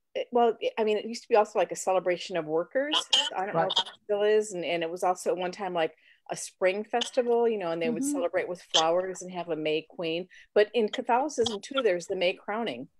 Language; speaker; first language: English; native; English